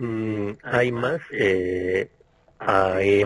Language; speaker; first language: Japanese; non-native, learner; Spanish